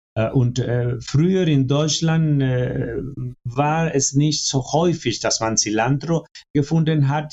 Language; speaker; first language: German; non-native, fluent; Spanish